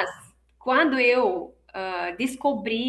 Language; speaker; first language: Portuguese; non-native, fluent; Russian